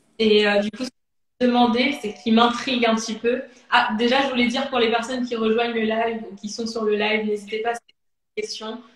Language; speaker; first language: French; native; French